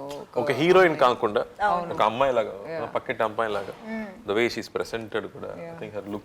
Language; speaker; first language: Telugu; non-native, local second language; Tamil